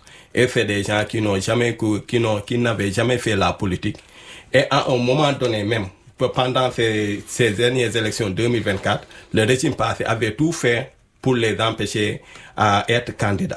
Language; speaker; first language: French; non-native, local second language; Wolof